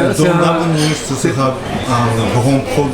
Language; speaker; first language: French; non-native, learner; Japanese